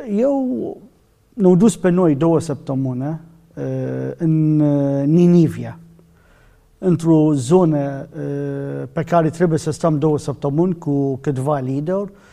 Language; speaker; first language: Romanian; non-native, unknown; Arabic